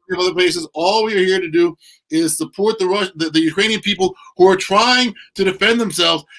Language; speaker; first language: English; native; English